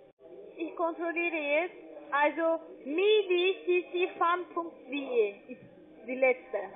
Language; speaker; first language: German; non-native, learner; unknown